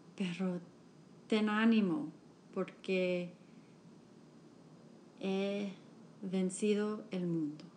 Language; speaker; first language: Spanish; non-native, learner; English